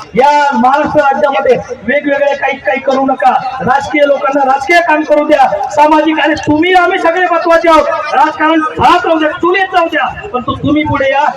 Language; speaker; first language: Marathi; non-native, local second language; Lambadi